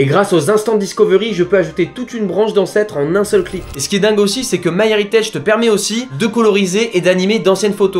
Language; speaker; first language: French; native; French